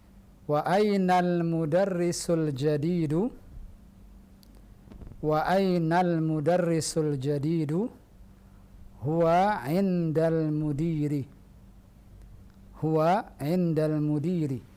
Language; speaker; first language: Arabic; non-native, fluent; Indonesian